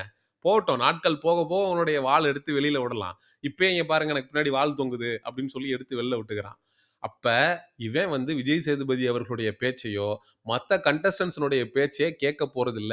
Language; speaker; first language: Tamil; native; Tamil